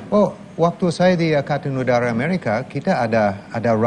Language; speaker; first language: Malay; non-native, fluent; English